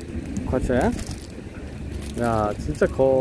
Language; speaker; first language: Korean; non-native, learner; Spanish